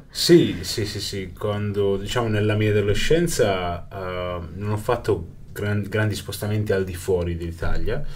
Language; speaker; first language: Italian; early bilingual, other home language; Urdu